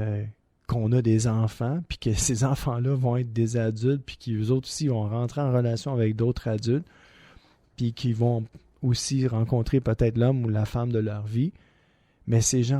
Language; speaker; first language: French; native; French